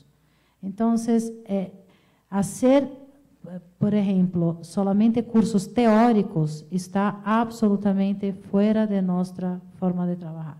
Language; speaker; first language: Spanish; non-native, fluent; Portuguese